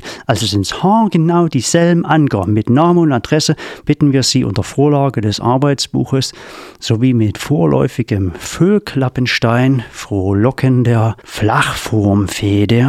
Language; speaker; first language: German; native; German